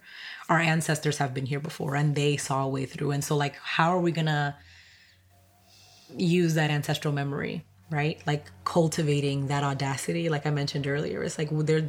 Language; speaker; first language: English; non-native, fluent; Spanish